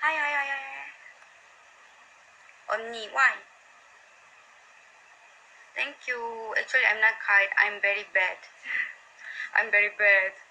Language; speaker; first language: English; non-native, learner; Korean